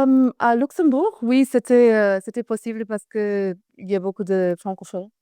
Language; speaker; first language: French; non-native, fluent; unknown